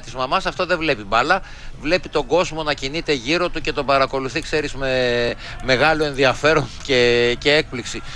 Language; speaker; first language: Greek; native; Greek